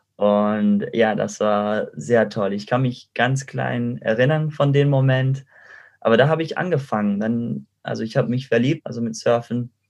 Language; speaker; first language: German; non-native, fluent; Spanish